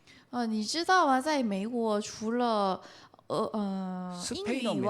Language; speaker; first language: Chinese; non-native, fluent; Korean